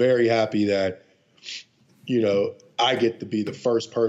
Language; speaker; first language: English; native; English